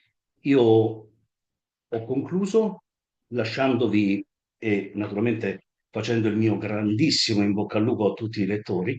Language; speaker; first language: Italian; native; Italian